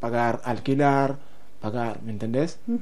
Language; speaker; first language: Spanish; non-native, learner; Wolof